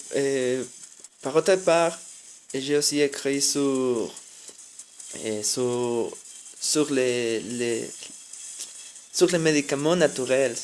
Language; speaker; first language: French; non-native, learner; Spanish